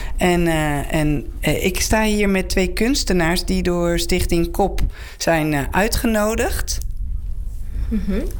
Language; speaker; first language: Dutch; native; Dutch